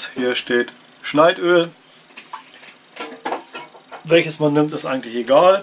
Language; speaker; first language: German; native; German